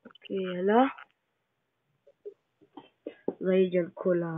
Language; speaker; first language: Hebrew; native; Hebrew